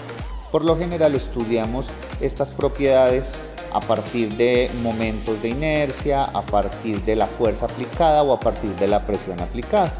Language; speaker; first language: Spanish; native; Spanish